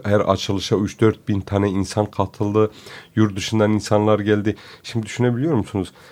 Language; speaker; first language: Turkish; non-native, local second language; Kurdish